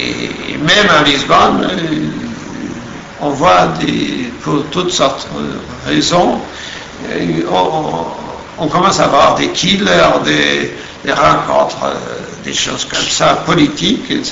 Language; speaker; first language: French; non-native, fluent; Portuguese